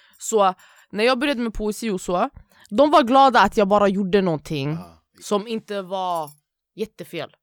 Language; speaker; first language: Swedish; early bilingual, other home language; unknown